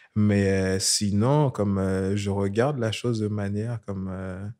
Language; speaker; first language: French; non-native, local second language; Haitian Creole